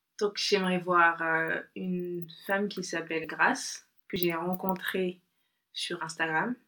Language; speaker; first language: French; non-native, local second language; Bambara